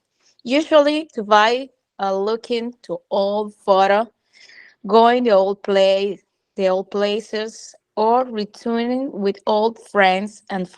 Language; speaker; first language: English; non-native, learner; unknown